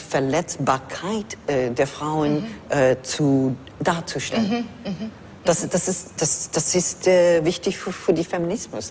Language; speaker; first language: German; non-native, fluent; English